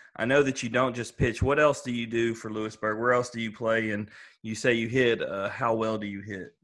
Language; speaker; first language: English; native; English